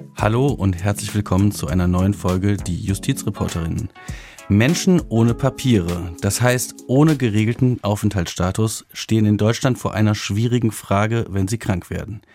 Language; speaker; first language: German; native; German